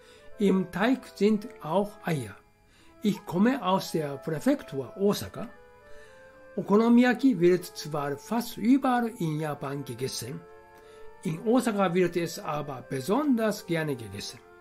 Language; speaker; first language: German; non-native, fluent; Japanese